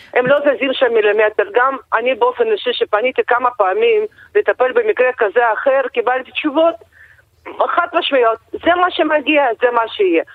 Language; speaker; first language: Hebrew; non-native, fluent; Russian